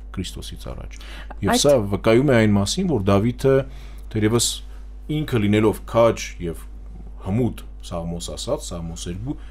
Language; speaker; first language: Armenian; native; Armenian